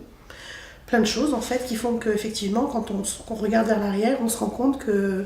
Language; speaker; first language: French; native; French